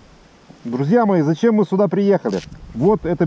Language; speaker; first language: Russian; native; Russian